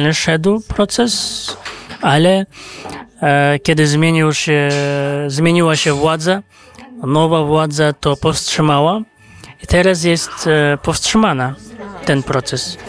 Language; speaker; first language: Polish; non-native, fluent; Kazakh